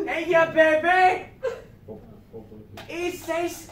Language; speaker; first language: Spanish; non-native, learner; English